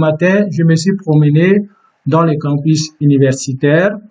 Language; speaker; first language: French; non-native, fluent; Turkish